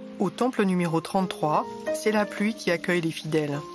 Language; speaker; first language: French; native; French